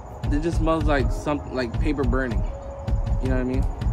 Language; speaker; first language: English; early bilingual, other home language; Spanish